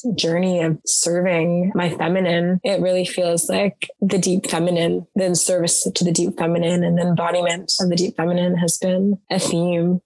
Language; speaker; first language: English; native; English